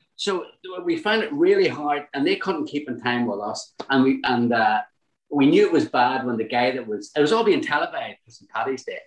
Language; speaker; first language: English; native; English